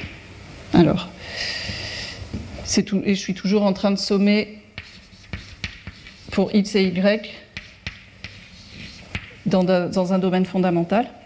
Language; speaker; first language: French; native; French